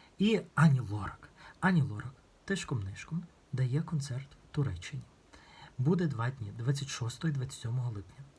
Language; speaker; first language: Ukrainian; non-native, local second language; Russian